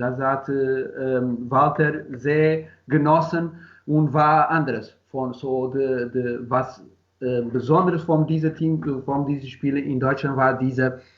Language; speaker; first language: German; non-native, learner; Portuguese